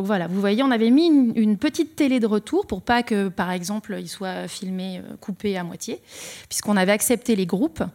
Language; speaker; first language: French; native; French